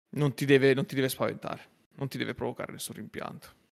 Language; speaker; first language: Italian; native; Italian